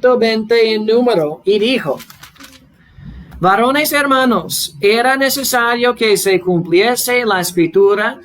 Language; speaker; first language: Spanish; non-native, fluent; English